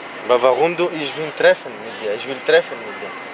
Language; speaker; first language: German; non-native, learner; Macedonian